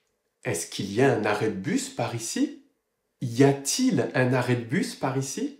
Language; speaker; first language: French; native; French